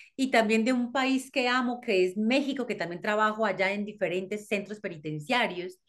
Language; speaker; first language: Spanish; native; Spanish